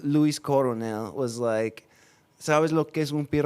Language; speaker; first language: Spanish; non-native, fluent; English